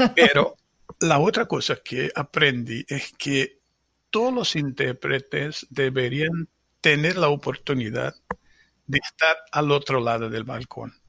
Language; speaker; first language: Spanish; non-native, fluent; Portuguese